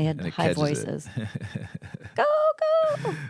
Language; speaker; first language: English; native; English